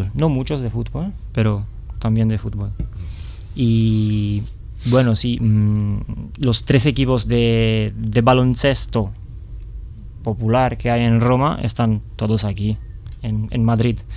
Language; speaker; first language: Spanish; non-native, fluent; Italian